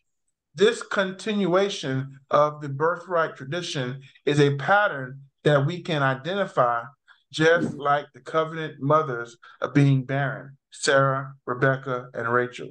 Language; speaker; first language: English; native; English